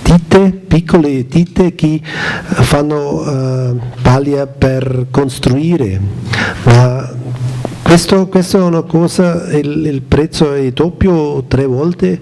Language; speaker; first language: Italian; non-native, learner; German